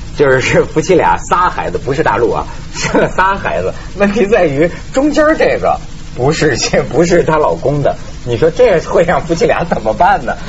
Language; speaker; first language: Chinese; native; Chinese